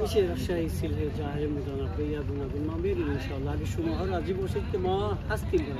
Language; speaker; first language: Persian; non-native, fluent; Bangla